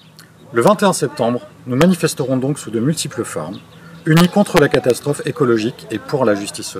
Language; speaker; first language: French; native; French